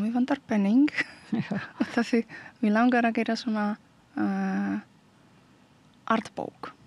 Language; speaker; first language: Icelandic; non-native, learner; Polish